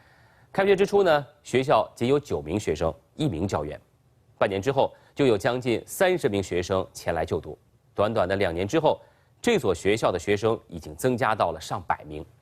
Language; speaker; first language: Chinese; native; Chinese